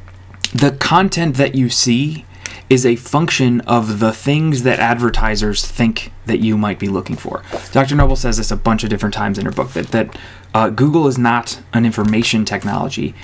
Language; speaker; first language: English; native; English